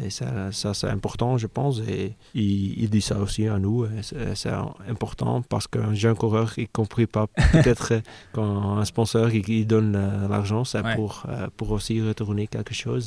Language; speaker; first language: French; non-native, local second language; Dutch